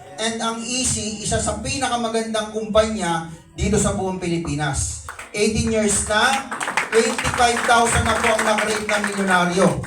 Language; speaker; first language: Filipino; non-native, local second language; Cebuano